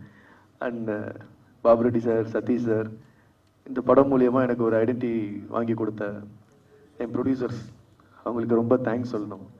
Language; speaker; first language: Tamil; non-native, fluent; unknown